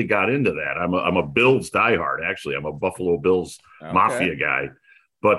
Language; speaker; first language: English; native; English